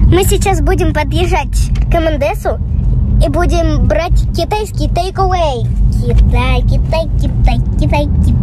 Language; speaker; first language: Russian; early bilingual, heritage; Russian